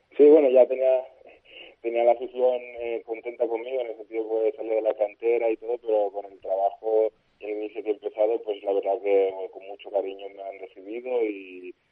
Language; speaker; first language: Spanish; native; Spanish